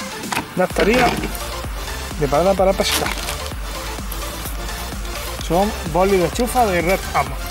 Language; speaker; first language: Spanish; native; Spanish